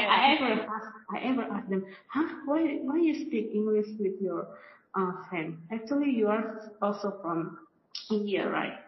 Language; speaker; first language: English; non-native, learner; Indonesian